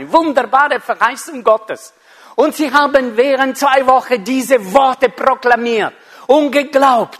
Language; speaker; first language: German; non-native, fluent; Italian